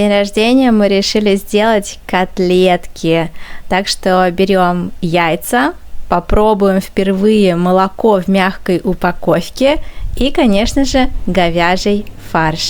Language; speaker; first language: Russian; native; Russian